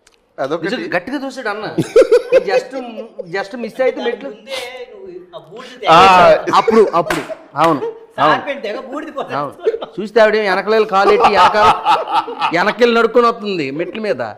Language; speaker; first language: Telugu; native; Telugu